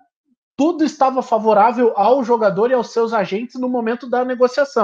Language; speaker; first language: Portuguese; native; Portuguese